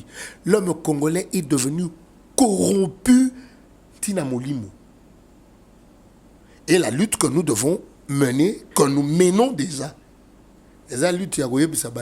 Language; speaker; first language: French; non-native, local second language; Lingala